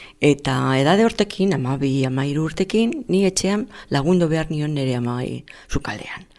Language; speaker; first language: Basque; non-native, local second language; Spanish